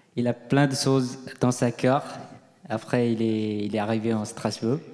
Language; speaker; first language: French; non-native, fluent; Nepali